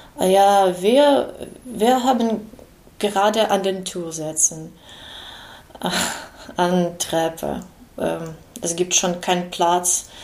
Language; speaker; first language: German; non-native, learner; Ukrainian